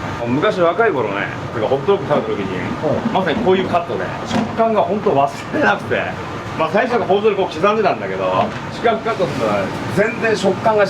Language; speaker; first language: Japanese; native; Japanese